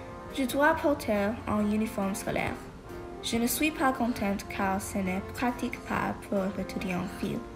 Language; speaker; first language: French; non-native, learner; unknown